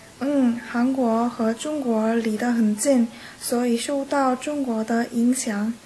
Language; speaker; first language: Chinese; non-native, fluent; Korean